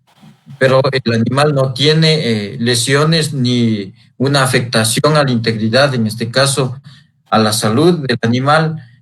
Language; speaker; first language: Spanish; native; Spanish